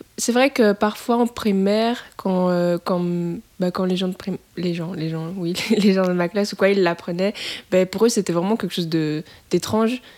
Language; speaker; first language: French; native; French